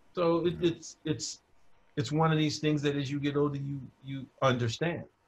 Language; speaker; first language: English; native; English